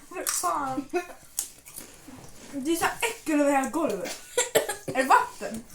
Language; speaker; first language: Swedish; native; Swedish